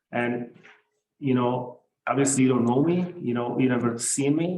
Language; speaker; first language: English; non-native, fluent; Czech